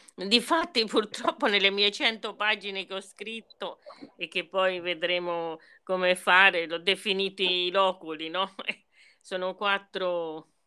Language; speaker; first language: Italian; native; Italian